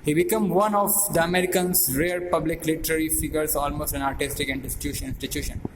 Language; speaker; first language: English; non-native, local second language; Hindi